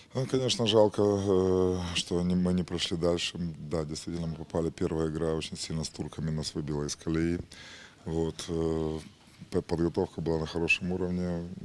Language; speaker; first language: Russian; native; Russian